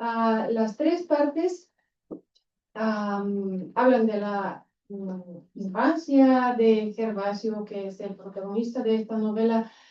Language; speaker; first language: Spanish; non-native, fluent; Bulgarian